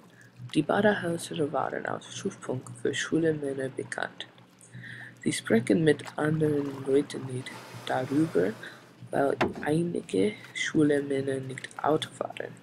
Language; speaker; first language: German; non-native, learner; English